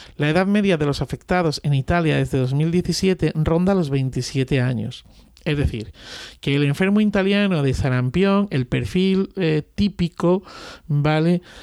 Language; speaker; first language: Spanish; native; Spanish